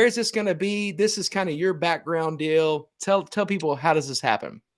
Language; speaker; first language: English; native; English